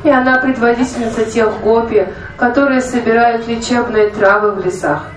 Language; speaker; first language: Russian; native; Russian